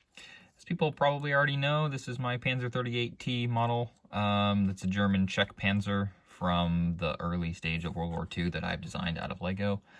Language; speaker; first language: English; native; English